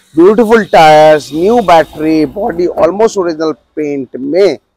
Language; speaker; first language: Hindi; native; Hindi